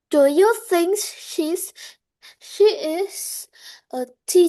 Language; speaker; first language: English; non-native, learner; Vietnamese